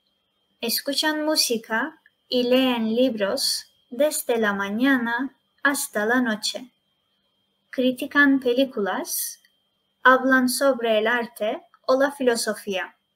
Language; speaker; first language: Spanish; non-native, fluent; Turkish